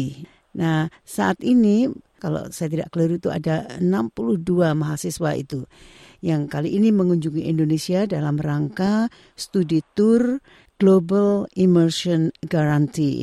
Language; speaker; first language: Indonesian; native; Indonesian